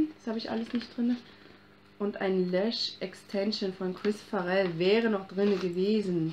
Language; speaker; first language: German; native; German